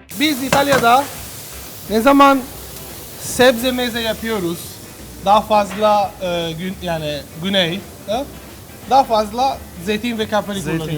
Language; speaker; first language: Turkish; non-native, learner; Italian